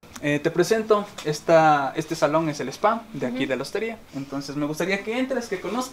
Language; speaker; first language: Spanish; native; Spanish